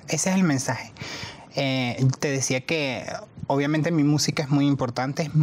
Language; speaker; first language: Spanish; native; Spanish